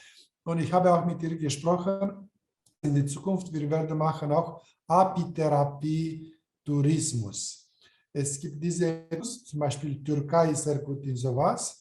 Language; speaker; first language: German; non-native, fluent; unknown